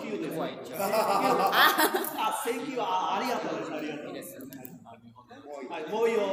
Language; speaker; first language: Japanese; non-native, learner; Uzbek